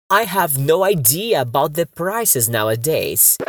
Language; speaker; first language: English; non-native, fluent; Portuguese